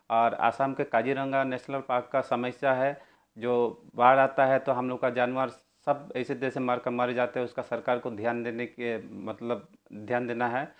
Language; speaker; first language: Hindi; non-native, local second language; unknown